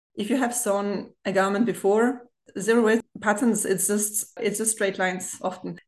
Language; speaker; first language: English; non-native, fluent; German